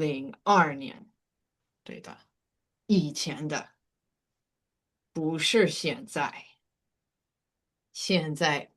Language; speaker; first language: Chinese; non-native, fluent; English